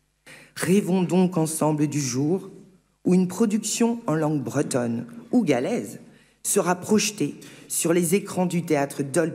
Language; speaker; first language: French; native; French